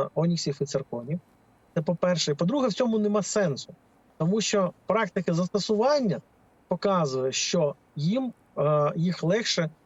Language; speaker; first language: Ukrainian; native; Ukrainian